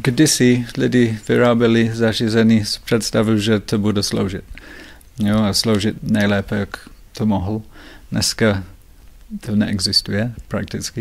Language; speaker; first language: Czech; non-native, fluent; English